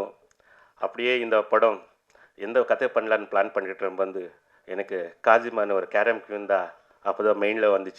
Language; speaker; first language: Tamil; non-native, fluent; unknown